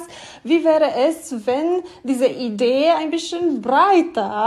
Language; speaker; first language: German; non-native, learner; Romanian